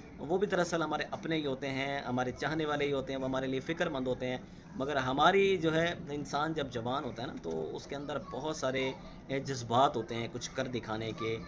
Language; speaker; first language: Urdu; non-native, local second language; Saraiki